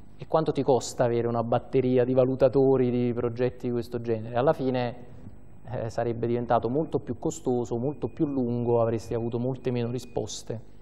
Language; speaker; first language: Italian; native; Italian